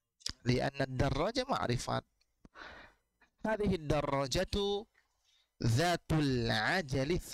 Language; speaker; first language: Arabic; non-native, fluent; Indonesian